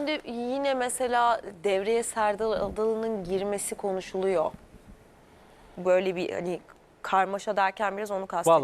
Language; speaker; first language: Turkish; native; Turkish